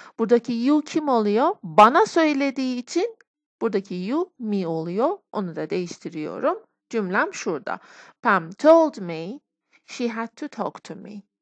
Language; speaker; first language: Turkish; non-native, fluent; Persian